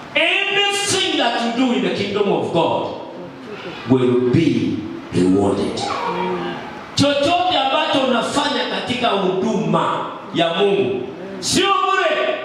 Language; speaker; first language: English; non-native, local second language; Swahili